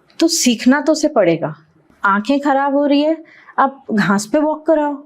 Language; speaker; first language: Hindi; non-native, local second language; Sindhi